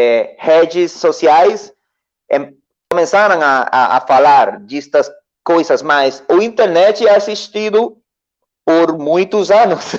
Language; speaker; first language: Portuguese; non-native, learner; Spanish